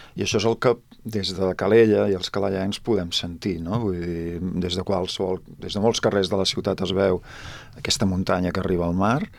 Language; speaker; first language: Catalan; native; Catalan